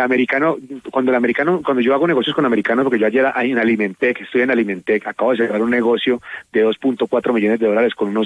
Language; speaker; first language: Spanish; native; Spanish